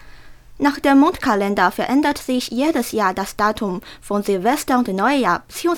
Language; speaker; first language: German; non-native, learner; Chinese